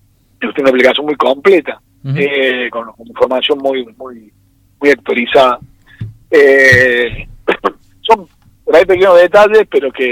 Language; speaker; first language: Spanish; native; Spanish